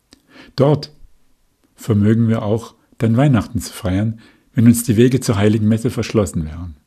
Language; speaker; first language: German; native; German